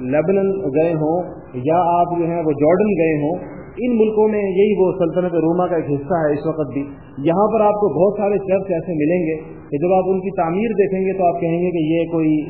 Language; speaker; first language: Urdu; non-native, local second language; Pashto